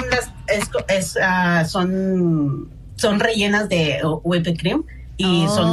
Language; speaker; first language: Spanish; native; Spanish